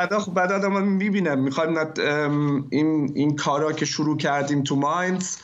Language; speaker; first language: Persian; early bilingual, heritage; German